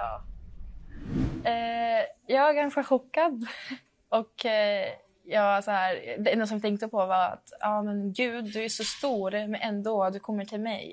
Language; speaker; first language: Swedish; early bilingual, other home language; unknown